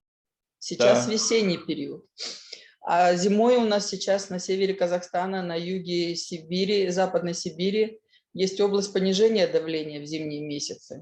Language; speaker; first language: Russian; native; Russian